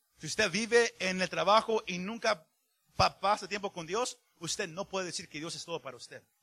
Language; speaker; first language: Spanish; early bilingual, heritage; Spanish